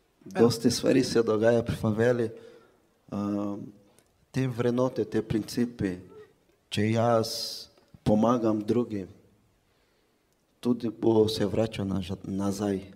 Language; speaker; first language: Slovenian; non-native, fluent; Portuguese